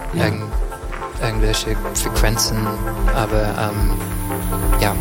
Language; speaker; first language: German; non-native, learner; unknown